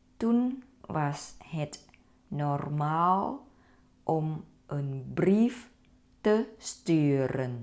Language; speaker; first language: Dutch; non-native, fluent; Thai